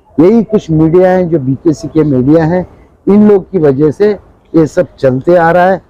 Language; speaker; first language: Hindi; non-native, local second language; Urdu